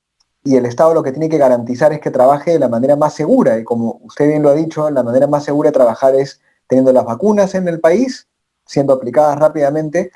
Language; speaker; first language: Spanish; native; Spanish